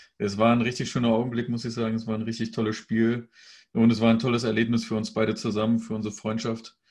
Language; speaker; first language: German; native; German